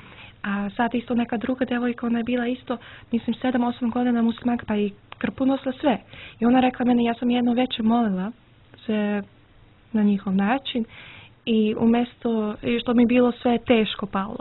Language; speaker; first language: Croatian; early bilingual, heritage; Serbian